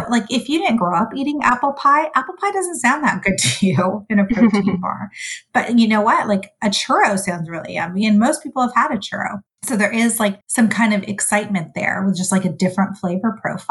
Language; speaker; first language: English; early bilingual, other home language; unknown